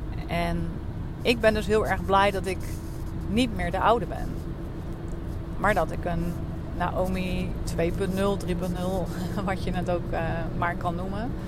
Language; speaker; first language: Dutch; native; Dutch